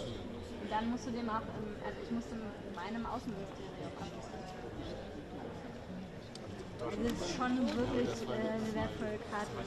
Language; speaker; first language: German; native; German